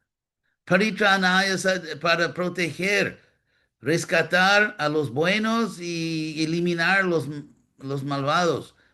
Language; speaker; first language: Spanish; non-native, fluent; English